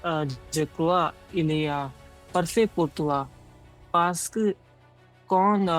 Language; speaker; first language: French; non-native, learner; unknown